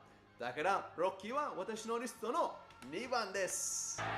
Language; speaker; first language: Japanese; non-native, fluent; English